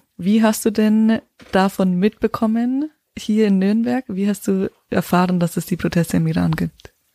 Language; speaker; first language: German; native; German